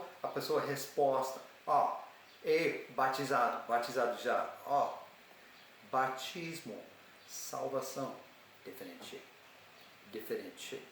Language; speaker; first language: Portuguese; non-native, learner; English